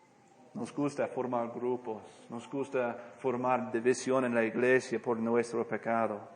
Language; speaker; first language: Spanish; non-native, fluent; English